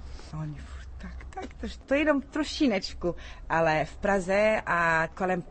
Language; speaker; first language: Czech; early bilingual, heritage; Arabic